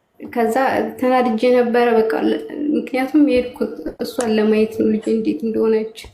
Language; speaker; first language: Amharic; native; Amharic